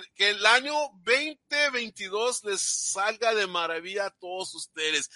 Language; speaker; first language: Spanish; early bilingual, heritage; Spanish